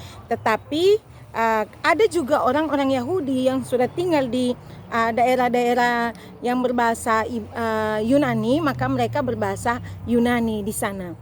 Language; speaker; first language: Indonesian; native; Indonesian